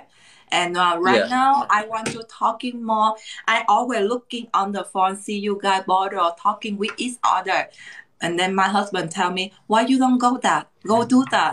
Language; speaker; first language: English; non-native, learner; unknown